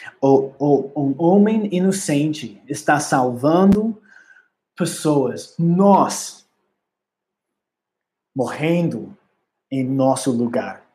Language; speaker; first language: Portuguese; non-native, learner; English